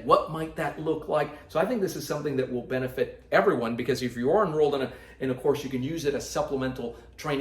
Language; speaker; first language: English; native; English